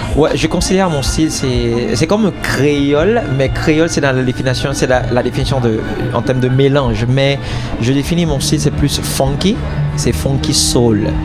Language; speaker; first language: French; non-native, local second language; Haitian Creole